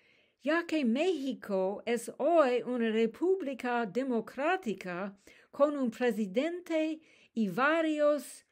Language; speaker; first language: Spanish; non-native, learner; English